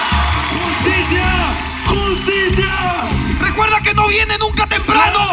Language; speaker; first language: Spanish; native; Spanish